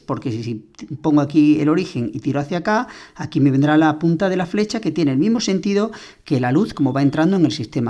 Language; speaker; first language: Spanish; native; Spanish